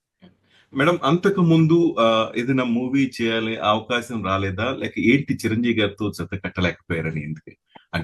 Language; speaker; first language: Telugu; native; Telugu